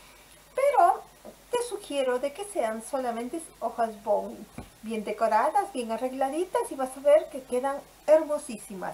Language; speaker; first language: Spanish; native; Spanish